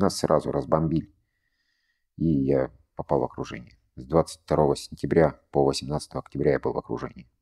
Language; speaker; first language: Russian; native; Russian